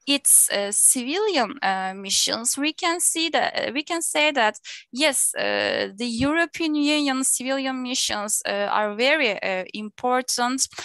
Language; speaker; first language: English; non-native, fluent; Turkish